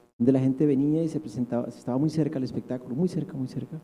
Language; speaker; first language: Spanish; native; Spanish